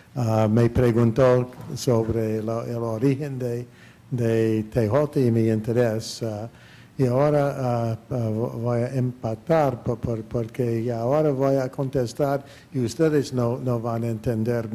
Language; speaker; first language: Spanish; non-native, fluent; English